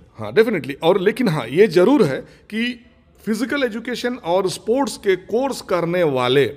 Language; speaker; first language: Hindi; non-native, local second language; Bangla